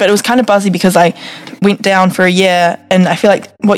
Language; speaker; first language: English; native; English